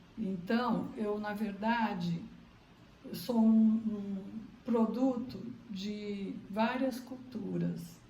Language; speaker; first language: Portuguese; early bilingual, other home language; Armenian